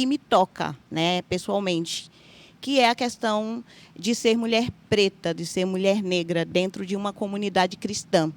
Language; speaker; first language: Portuguese; native; Portuguese